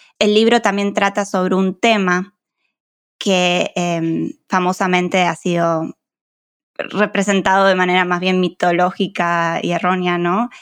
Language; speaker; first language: Spanish; native; Spanish